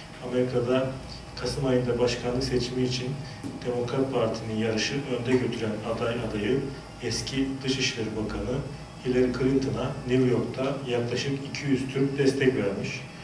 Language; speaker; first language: Turkish; native; Turkish